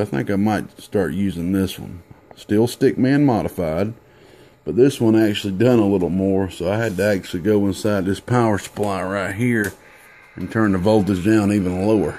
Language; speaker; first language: English; native; English